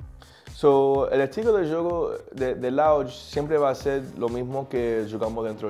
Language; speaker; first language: Portuguese; non-native, learner; Spanish